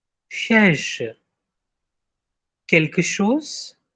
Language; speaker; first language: French; non-native, fluent; Hindi